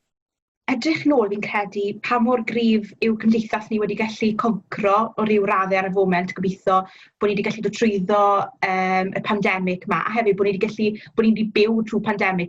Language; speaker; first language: Welsh; native; Welsh